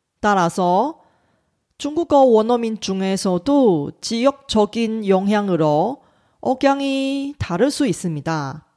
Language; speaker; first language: Korean; non-native, fluent; Chinese